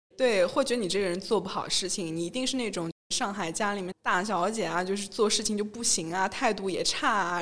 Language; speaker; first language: Chinese; native; Chinese